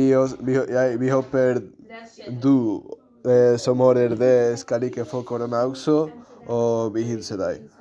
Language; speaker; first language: Norwegian; non-native, learner; Spanish